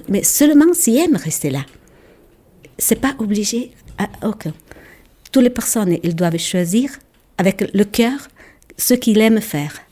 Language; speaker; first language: French; non-native, local second language; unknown